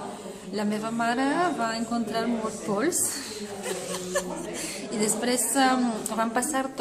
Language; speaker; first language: Catalan; non-native, local second language; Spanish